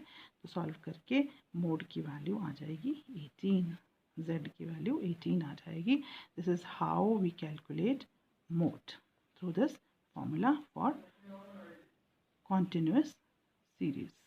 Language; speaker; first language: Hindi; native; Hindi